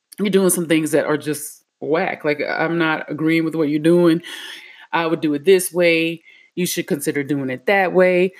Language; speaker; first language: English; native; English